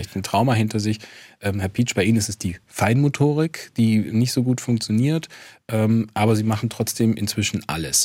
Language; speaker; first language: German; native; German